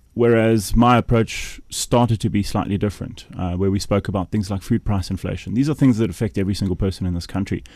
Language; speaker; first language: English; native; English